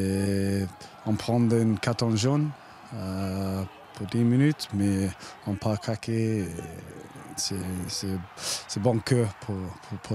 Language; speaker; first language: French; non-native, learner; English